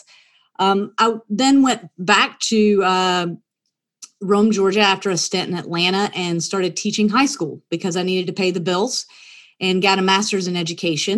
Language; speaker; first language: English; native; English